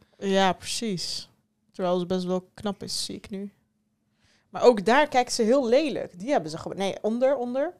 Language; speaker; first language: Dutch; early bilingual, other home language; Turkish